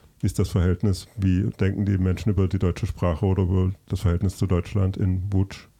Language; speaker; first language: German; native; German